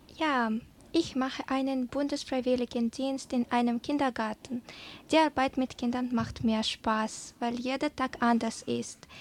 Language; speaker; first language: German; non-native, fluent; Ukrainian